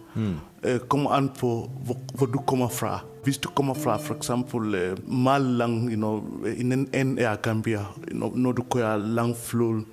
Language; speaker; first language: Danish; non-native, fluent; Mandingo